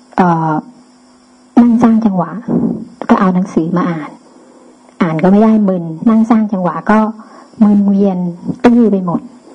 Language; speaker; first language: Thai; native; Thai